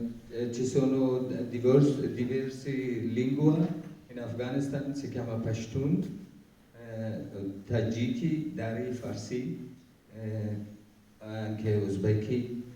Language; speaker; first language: Italian; non-native, learner; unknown